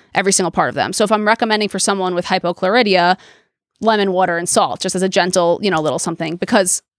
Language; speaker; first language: English; native; English